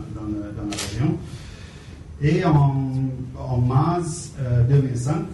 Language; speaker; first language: French; non-native, fluent; English